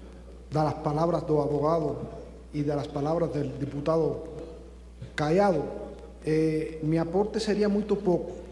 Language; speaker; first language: Portuguese; non-native, fluent; Spanish